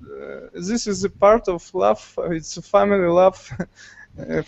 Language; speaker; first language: English; non-native, learner; Russian